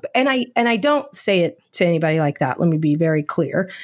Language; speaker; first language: English; native; English